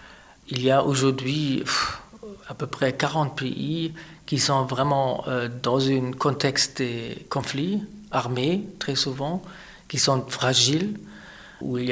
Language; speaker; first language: French; non-native, fluent; German